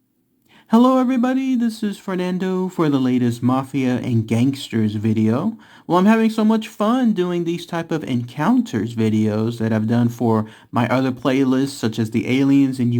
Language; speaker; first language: English; native; English